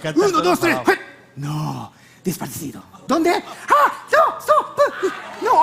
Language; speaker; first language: Spanish; non-native, learner; Japanese